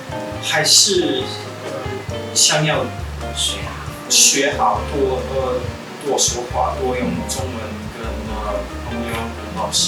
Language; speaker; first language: Chinese; non-native, fluent; Russian